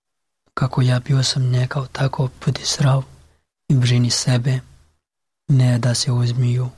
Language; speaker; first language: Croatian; non-native, learner; Pashto